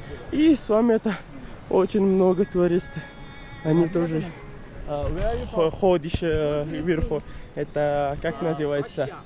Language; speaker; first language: Russian; non-native, learner; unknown